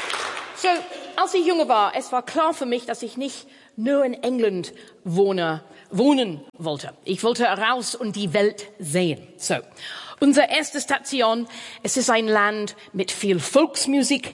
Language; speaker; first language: German; non-native, fluent; English